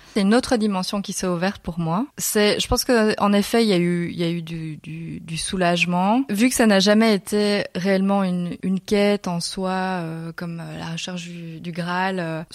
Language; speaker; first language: French; native; French